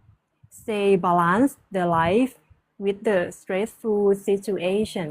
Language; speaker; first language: English; non-native, learner; Thai